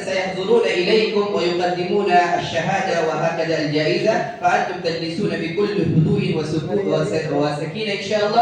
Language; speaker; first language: Arabic; non-native, fluent; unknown